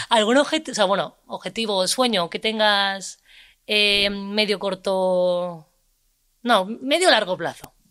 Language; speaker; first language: Spanish; native; Spanish